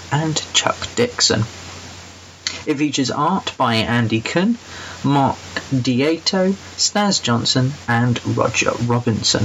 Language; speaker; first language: English; native; English